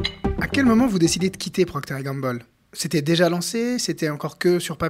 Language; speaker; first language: French; native; French